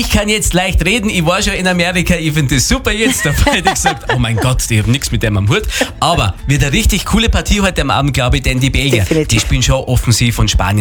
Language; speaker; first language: German; native; German